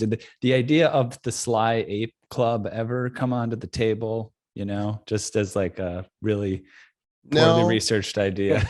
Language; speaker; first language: English; native; English